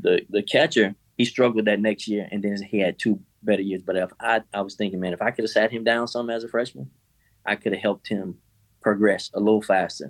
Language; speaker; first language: English; native; English